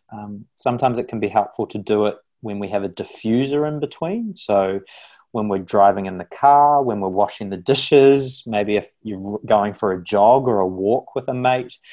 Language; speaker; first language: English; native; English